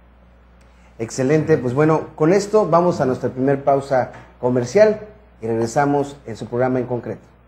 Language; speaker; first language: Spanish; native; Spanish